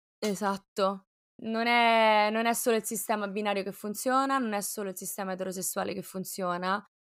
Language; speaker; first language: Italian; native; Italian